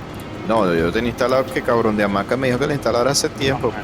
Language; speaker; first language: Spanish; native; Spanish